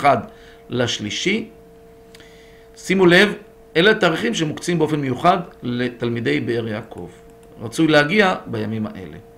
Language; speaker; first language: Hebrew; native; Hebrew